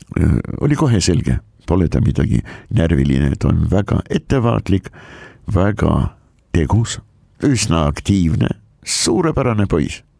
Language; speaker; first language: Estonian; non-native, local second language; Russian